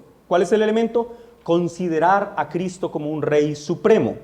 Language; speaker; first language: Spanish; native; Spanish